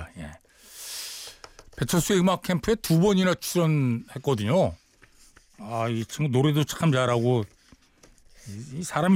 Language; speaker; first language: Korean; native; Korean